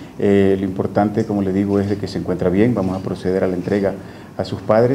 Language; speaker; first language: Spanish; native; Spanish